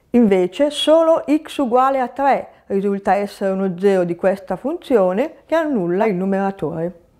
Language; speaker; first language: Italian; native; Italian